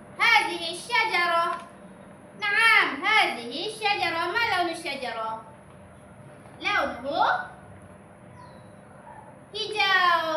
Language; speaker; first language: Arabic; non-native, learner; Malay